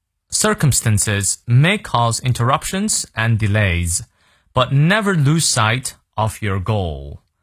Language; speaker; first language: English; non-native, fluent; Chinese